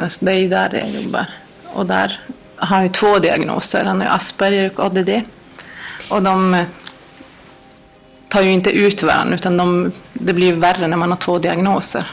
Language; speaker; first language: Swedish; native; Swedish